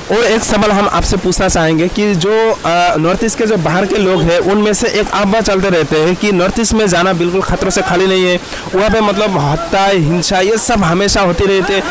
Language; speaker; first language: Hindi; non-native, local second language; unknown